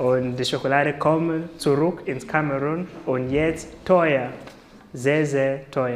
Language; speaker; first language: German; non-native, learner; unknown